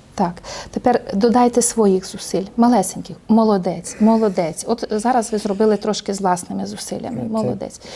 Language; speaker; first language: Ukrainian; non-native, local second language; Hungarian